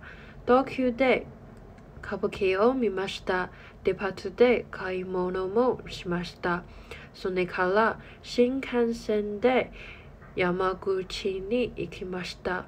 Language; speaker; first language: Japanese; non-native, learner; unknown